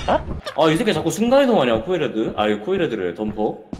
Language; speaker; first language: Korean; native; Korean